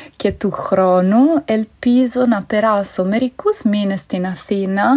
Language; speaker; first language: Greek; non-native, fluent; Italian